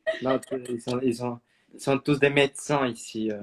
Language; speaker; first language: French; non-native, fluent; Spanish